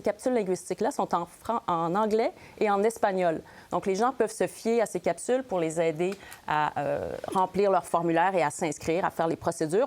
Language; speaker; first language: French; native; French